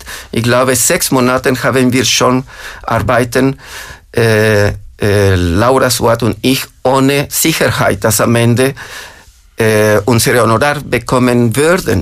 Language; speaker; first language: German; non-native, fluent; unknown